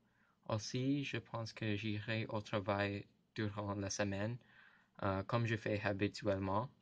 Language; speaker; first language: French; non-native, learner; English